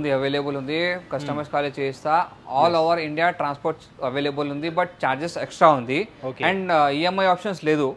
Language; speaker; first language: Telugu; non-native, local second language; Urdu